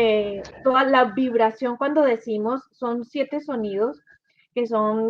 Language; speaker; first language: Spanish; native; Spanish